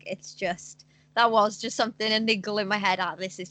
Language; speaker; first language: English; native; English